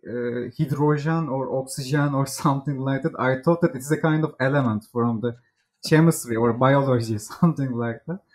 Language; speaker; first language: English; non-native, fluent; Turkish